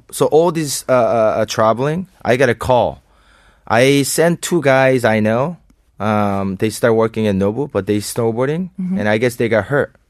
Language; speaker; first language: English; non-native, fluent; Korean